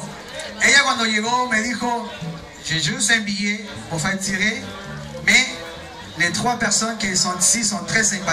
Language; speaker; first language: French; non-native, fluent; Spanish